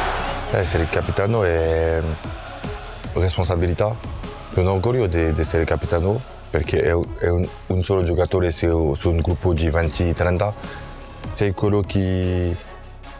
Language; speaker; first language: Italian; non-native, fluent; French